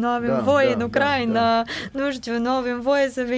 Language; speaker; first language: Romanian; non-native, fluent; Ukrainian